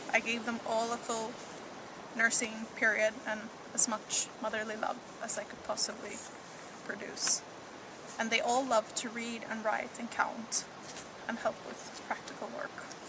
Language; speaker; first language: English; early bilingual, other home language; Arabic